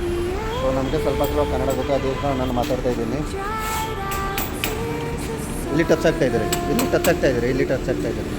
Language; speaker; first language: Kannada; non-native, learner; Hindi